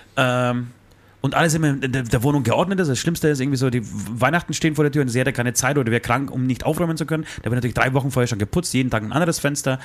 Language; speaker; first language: German; early bilingual, other home language; Polish